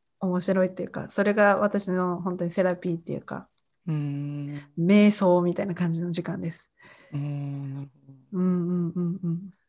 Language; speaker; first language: Japanese; native; Japanese